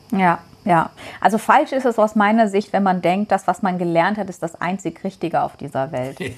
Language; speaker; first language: German; non-native, fluent; Persian